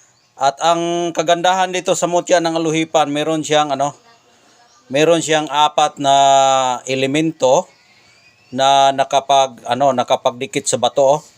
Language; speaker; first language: Filipino; non-native, local second language; Cebuano